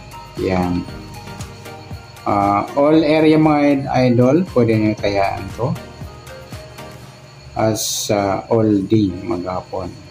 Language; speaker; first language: Filipino; native; Filipino